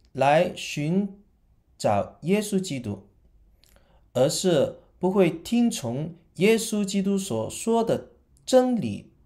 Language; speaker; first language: Chinese; non-native, local second language; Cantonese